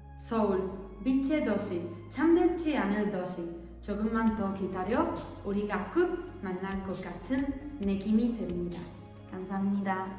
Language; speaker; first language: Korean; non-native, fluent; Spanish